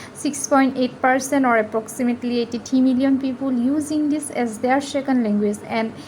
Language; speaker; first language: English; non-native, local second language; Assamese